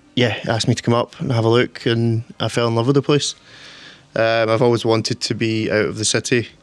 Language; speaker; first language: English; native; English